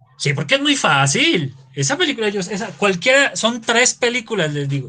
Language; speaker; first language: Spanish; native; Spanish